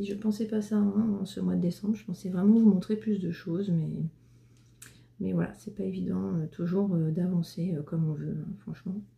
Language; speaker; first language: French; native; French